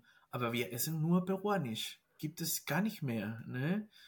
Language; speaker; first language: German; non-native, fluent; Spanish